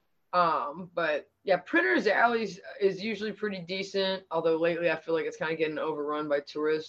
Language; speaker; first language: English; native; English